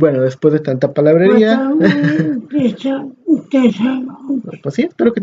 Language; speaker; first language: Spanish; native; Spanish